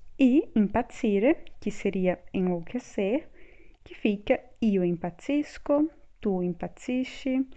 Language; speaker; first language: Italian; non-native, fluent; Portuguese